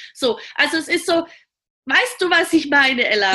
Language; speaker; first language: German; native; German